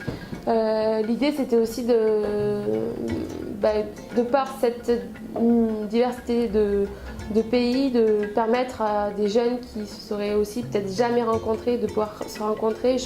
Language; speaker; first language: French; native; French